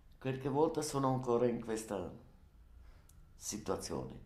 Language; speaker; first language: Italian; non-native, learner; German